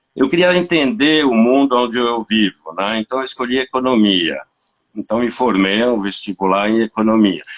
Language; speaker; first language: Portuguese; non-native, fluent; French